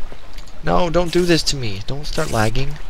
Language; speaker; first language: English; native; English